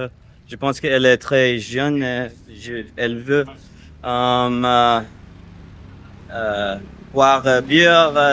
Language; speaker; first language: French; non-native, learner; English